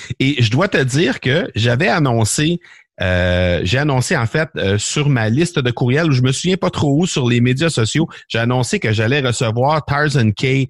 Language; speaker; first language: French; native; French